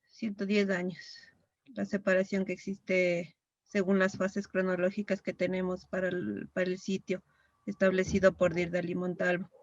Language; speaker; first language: Spanish; native; Spanish